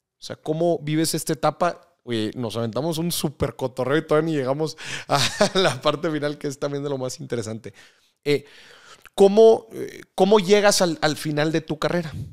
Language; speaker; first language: Spanish; native; Spanish